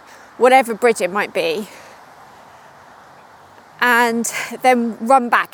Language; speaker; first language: English; native; English